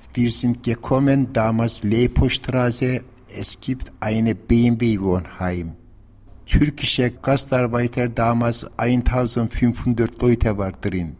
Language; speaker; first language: German; non-native, learner; Turkish